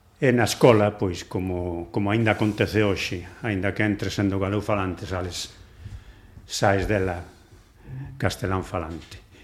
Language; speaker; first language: Galician; non-native, local second language; Spanish